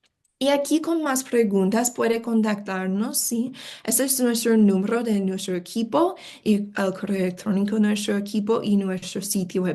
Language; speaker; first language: Spanish; non-native, fluent; English